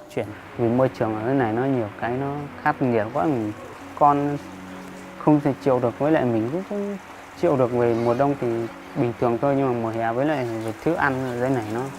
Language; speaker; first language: Vietnamese; non-native, local second language; Hmong